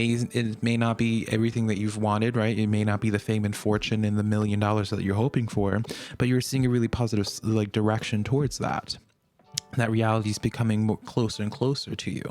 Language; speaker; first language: English; native; English